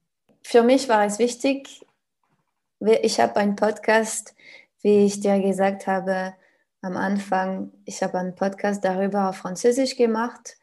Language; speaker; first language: German; non-native, learner; French